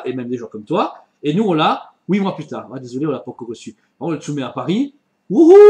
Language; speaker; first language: French; native; French